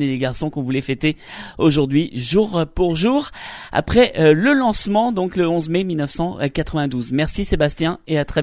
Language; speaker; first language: French; native; French